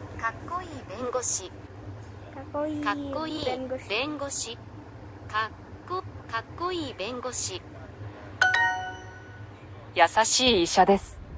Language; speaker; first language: Japanese; non-native, learner; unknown